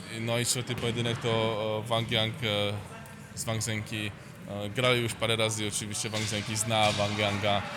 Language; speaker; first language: Polish; non-native, learner; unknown